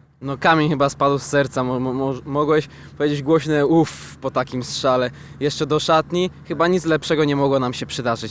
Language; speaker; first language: Polish; native; Polish